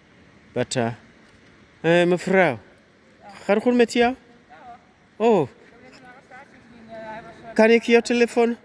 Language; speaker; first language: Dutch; non-native, learner; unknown